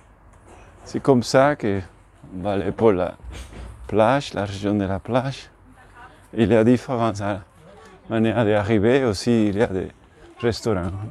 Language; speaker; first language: French; non-native, learner; Spanish